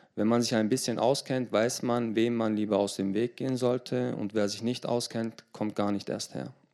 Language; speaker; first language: German; early bilingual, other home language; Turkish